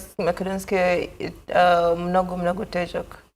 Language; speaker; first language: Macedonian; non-native, learner; Swahili